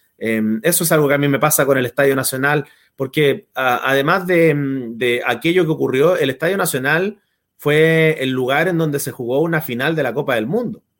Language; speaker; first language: Spanish; native; Spanish